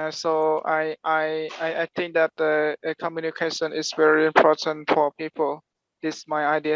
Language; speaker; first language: English; non-native, learner; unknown